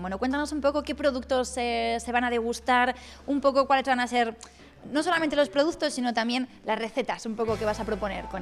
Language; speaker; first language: Spanish; native; Spanish